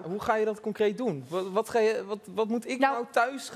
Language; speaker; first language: Dutch; native; Dutch